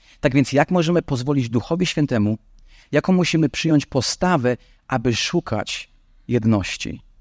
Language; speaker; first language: Polish; non-native, fluent; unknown